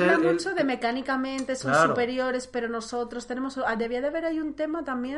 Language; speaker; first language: Spanish; native; Spanish